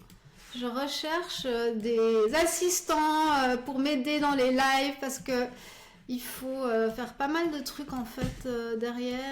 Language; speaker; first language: French; native; French